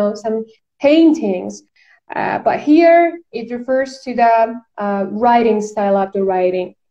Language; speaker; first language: English; non-native, fluent; Persian